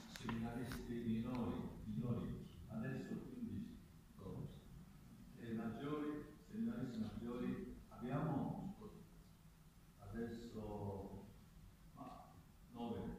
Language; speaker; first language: Italian; non-native, learner; Japanese